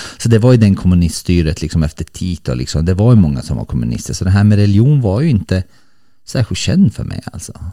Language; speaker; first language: Swedish; early bilingual, other home language; Bosnian